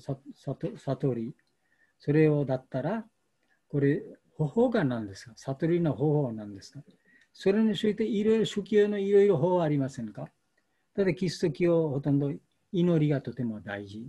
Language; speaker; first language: Japanese; non-native, fluent; Bangla